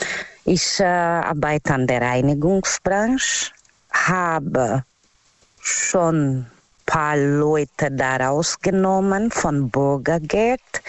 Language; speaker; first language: German; non-native, learner; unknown